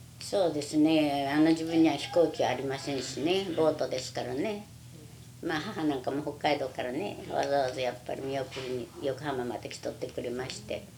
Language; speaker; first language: Japanese; native; Japanese